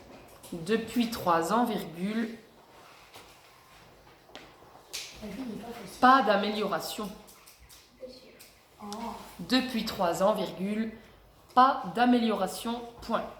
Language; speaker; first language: French; native; French